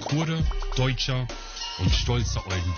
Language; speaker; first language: German; early bilingual, other home language; Kurdish